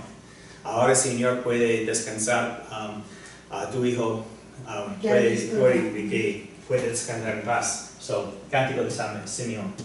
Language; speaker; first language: Spanish; non-native, fluent; English